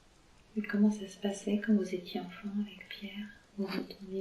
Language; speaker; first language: French; native; French